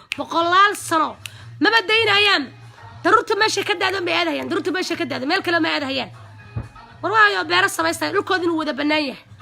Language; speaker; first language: Somali; native; Somali